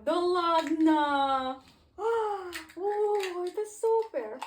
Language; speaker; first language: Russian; non-native, learner; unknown